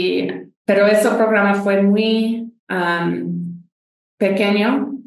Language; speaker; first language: Spanish; non-native, fluent; English